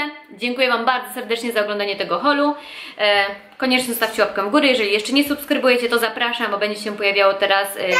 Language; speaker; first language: Polish; native; Polish